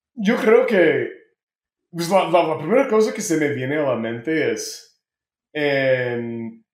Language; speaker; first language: Spanish; non-native, fluent; English